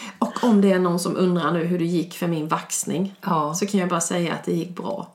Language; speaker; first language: Swedish; native; Swedish